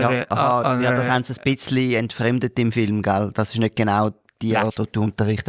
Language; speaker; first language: German; native; German